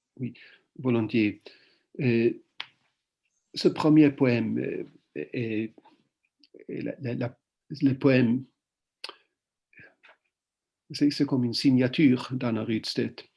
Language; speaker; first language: French; non-native, fluent; Swedish